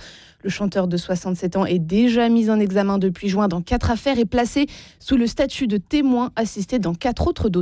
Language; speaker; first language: French; native; French